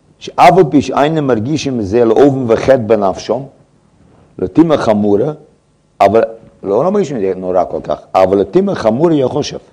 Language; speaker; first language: Hebrew; non-native, fluent; English